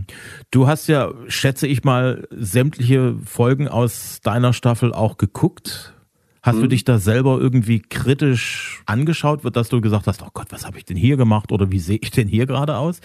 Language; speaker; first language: German; native; German